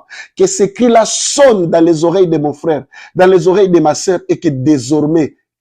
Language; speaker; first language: French; non-native, local second language; Lingala